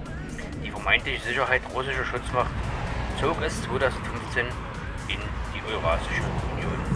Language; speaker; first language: German; native; German